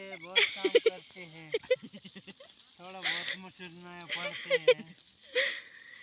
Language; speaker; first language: Hindi; non-native, learner; Nepali